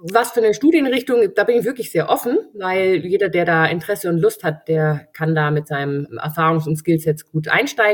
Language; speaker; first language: German; native; German